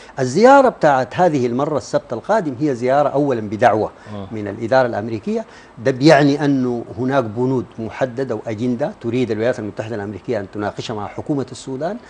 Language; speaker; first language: Arabic; native; Arabic